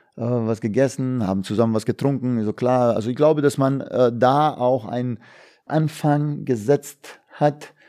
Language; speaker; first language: German; non-native, fluent; Bosnian